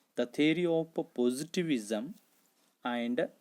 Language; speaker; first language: English; non-native, local second language; Kannada